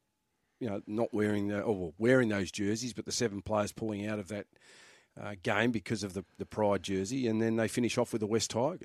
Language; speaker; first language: English; native; English